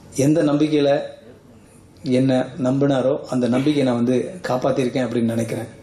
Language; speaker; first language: Tamil; native; Tamil